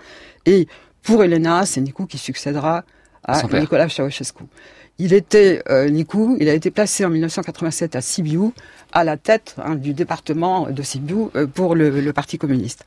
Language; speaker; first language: French; native; French